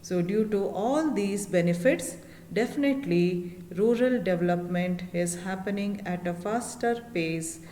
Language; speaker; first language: English; non-native, local second language; Kannada